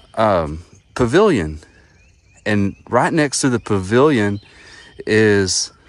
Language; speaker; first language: English; native; English